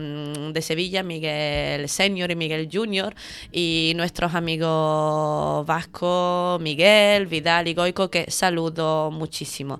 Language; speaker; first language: Spanish; native; Spanish